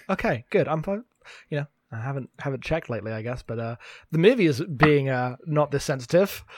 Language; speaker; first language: English; native; English